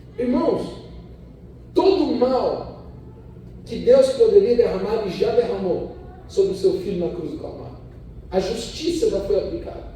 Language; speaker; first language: Portuguese; early bilingual, other home language; Spanish